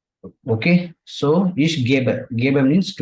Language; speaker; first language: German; non-native, fluent; Tamil